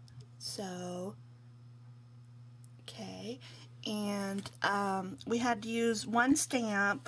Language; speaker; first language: English; native; English